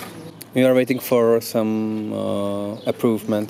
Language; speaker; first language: English; non-native, fluent; Czech